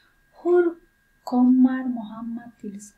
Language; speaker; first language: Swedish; non-native, fluent; Pashto